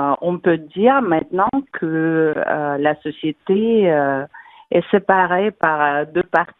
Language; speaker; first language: French; non-native, fluent; Russian